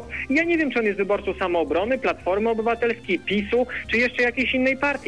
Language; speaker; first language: Polish; native; Polish